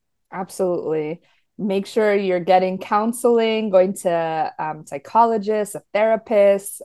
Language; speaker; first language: English; early bilingual, other home language; Spanish